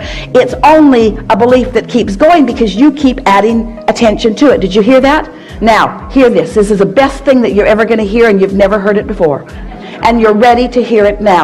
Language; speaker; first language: English; native; English